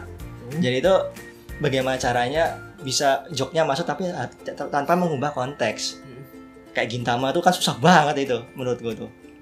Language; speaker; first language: Indonesian; native; Indonesian